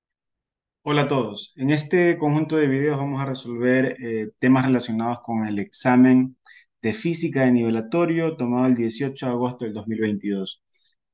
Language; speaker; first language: Spanish; native; Spanish